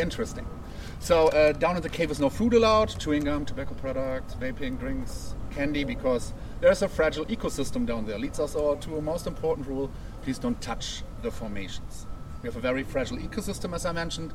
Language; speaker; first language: English; non-native, fluent; German